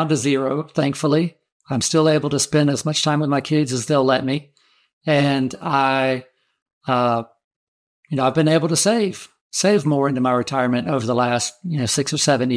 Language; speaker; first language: English; native; English